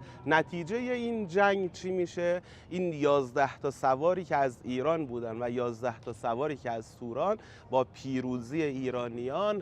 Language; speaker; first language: Persian; native; Persian